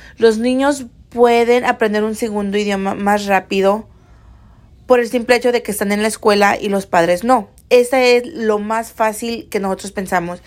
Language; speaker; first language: Spanish; early bilingual, heritage; Spanish